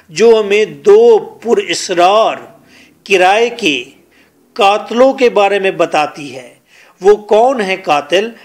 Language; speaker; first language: Urdu; non-native, local second language; Punjabi